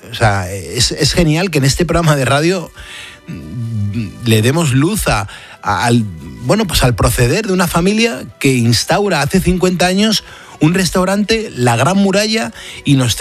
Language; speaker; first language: Spanish; native; Spanish